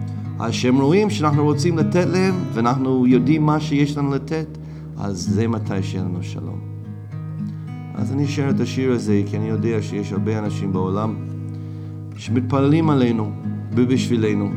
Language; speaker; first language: Hebrew; non-native, fluent; English